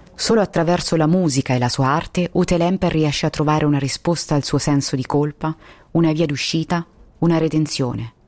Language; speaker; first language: Italian; native; Italian